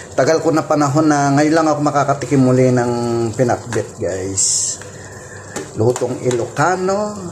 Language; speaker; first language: Filipino; non-native, local second language; Cebuano